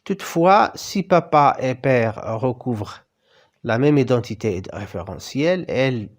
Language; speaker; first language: French; non-native, local second language; Arabic